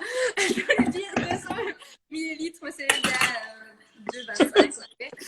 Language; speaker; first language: French; non-native, fluent; Dutch